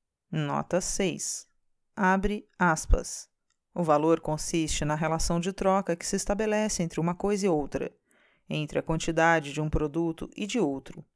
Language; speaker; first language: Portuguese; native; Portuguese